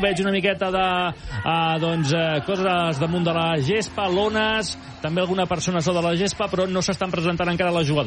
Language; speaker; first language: Catalan; native; Catalan